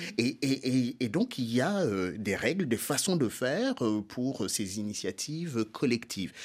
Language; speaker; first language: French; non-native, local second language; Mossi